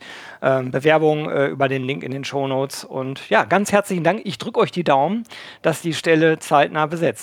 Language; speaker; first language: German; native; German